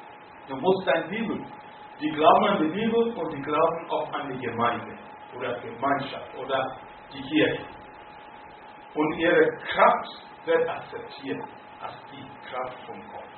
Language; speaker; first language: German; non-native, fluent; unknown